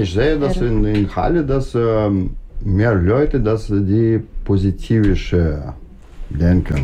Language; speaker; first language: German; non-native, learner; Russian